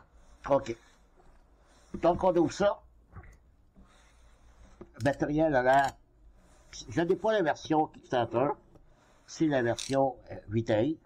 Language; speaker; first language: French; native; French